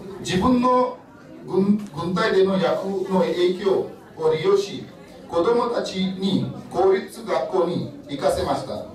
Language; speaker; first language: Japanese; non-native, fluent; Marathi